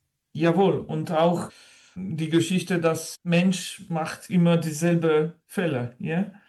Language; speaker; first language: German; non-native, fluent; French